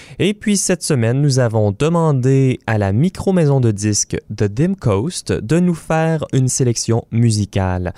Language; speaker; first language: French; native; French